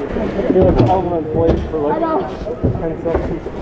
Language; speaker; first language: English; native; English